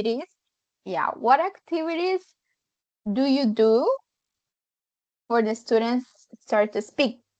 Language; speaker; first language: English; non-native, fluent; Spanish